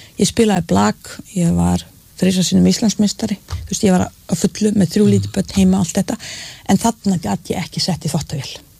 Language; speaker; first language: Icelandic; non-native, fluent; Bosnian